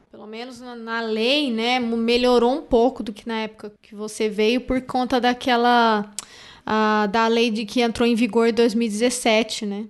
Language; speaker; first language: Portuguese; native; Portuguese